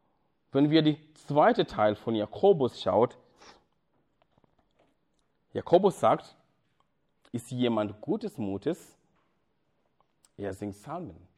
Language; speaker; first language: German; non-native, fluent; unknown